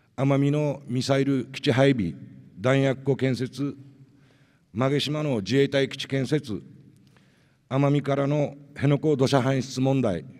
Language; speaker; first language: Japanese; native; Japanese